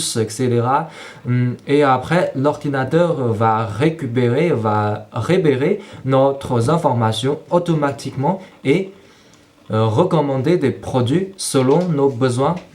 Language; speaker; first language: French; non-native, fluent; Chinese